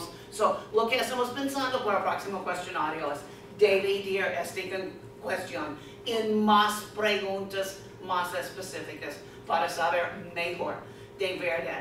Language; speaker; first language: Spanish; non-native, fluent; English